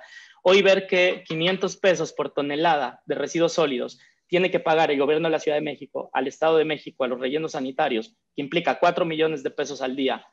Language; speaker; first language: Spanish; native; Spanish